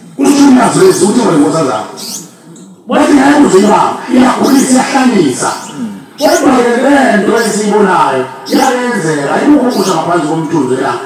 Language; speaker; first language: Zulu; native; Zulu